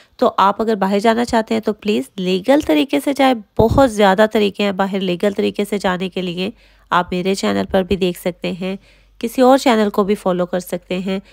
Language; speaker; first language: Urdu; native; Urdu